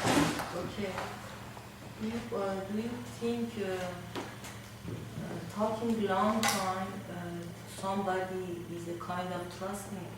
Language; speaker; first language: English; non-native, learner; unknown